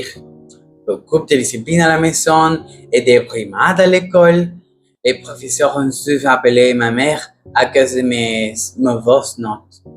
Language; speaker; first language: French; non-native, learner; Spanish